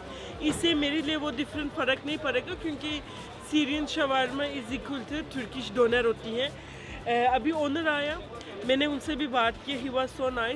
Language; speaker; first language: Hindi; non-native, learner; Turkish